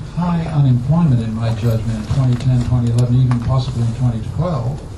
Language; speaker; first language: English; native; English